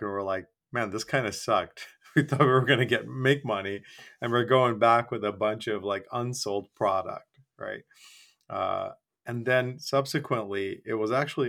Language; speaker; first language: English; non-native, local second language; Bangla